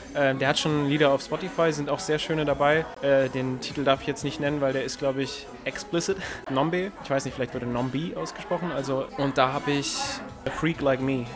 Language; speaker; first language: German; native; German